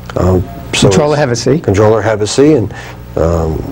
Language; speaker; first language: English; native; English